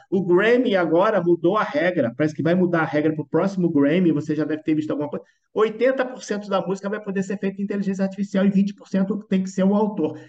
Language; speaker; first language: Portuguese; native; Portuguese